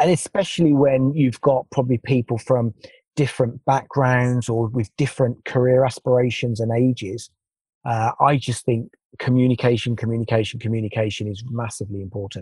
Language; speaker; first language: English; native; English